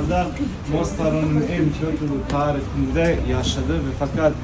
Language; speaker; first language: Turkish; non-native, fluent; Bosnian